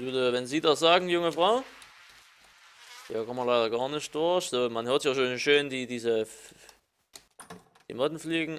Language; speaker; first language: German; native; German